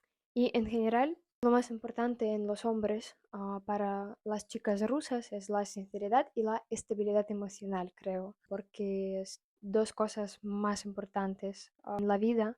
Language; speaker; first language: Spanish; non-native, fluent; Russian